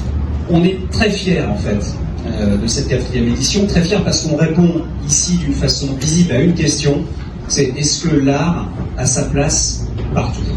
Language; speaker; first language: French; native; French